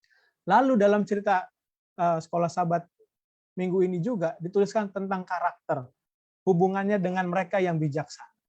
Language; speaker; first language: Indonesian; native; Indonesian